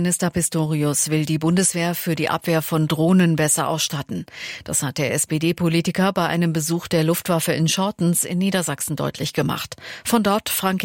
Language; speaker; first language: German; native; German